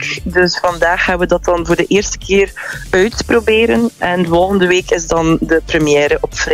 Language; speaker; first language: Dutch; native; Dutch